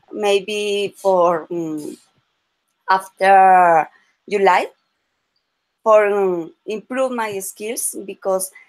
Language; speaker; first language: English; non-native, learner; Spanish